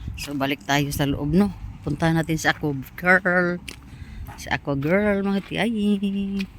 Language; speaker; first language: Filipino; non-native, local second language; Cebuano